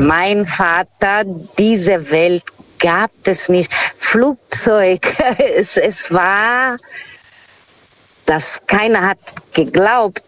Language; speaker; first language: German; non-native, learner; Portuguese